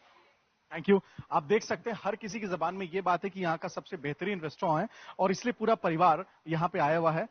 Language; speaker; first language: Hindi; native; Hindi